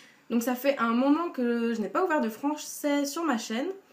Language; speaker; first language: French; native; French